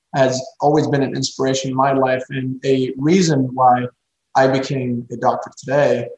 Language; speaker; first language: English; early bilingual, other home language; Spanish